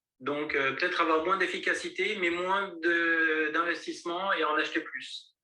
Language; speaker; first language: French; native; French